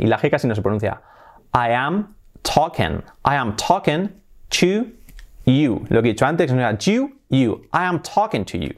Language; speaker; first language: English; non-native, fluent; Spanish